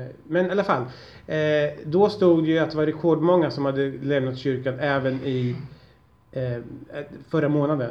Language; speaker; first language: Swedish; native; Swedish